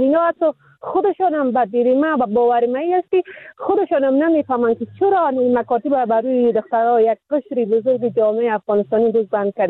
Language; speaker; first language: Persian; native; Persian